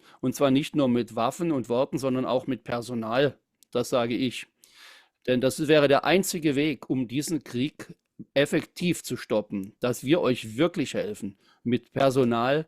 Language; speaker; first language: German; native; German